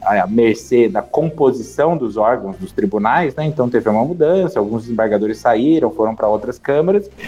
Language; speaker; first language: Portuguese; native; Portuguese